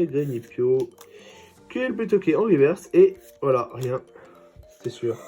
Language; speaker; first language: French; native; French